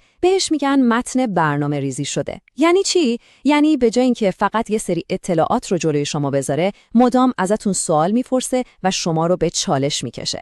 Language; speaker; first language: Persian; native; Persian